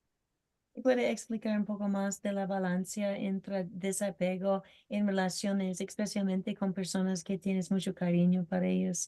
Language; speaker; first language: Spanish; non-native, learner; English